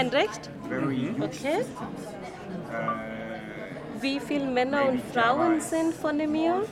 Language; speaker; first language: German; non-native, learner; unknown